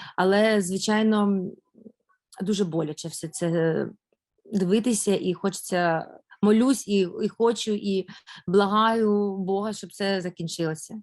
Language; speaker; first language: Ukrainian; non-native, local second language; Russian